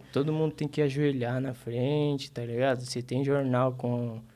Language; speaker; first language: Portuguese; early bilingual, other home language; Korean